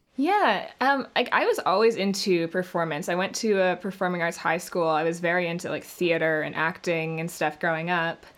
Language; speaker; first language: English; native; English